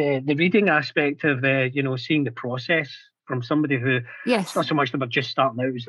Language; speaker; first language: English; native; English